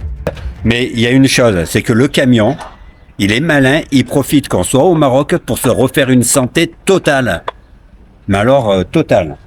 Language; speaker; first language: French; native; French